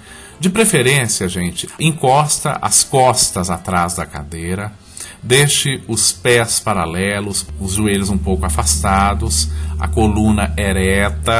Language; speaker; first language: Portuguese; native; Portuguese